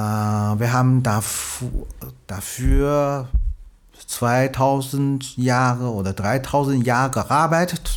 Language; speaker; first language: German; non-native, learner; Chinese